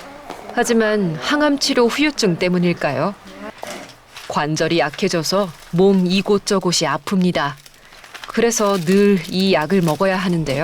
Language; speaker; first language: Korean; native; Korean